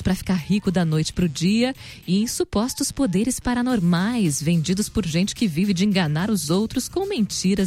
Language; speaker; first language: Portuguese; native; Portuguese